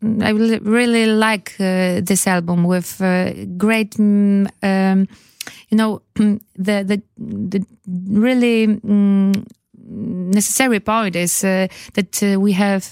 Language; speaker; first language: English; non-native, learner; Polish